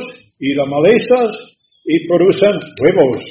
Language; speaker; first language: Spanish; non-native, learner; English